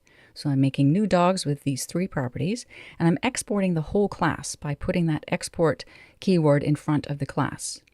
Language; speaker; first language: English; native; English